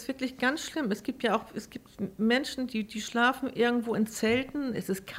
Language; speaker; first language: German; native; German